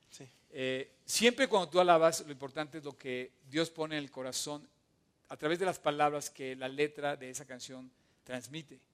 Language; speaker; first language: Spanish; native; Spanish